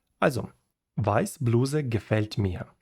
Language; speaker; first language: German; non-native, learner; Ukrainian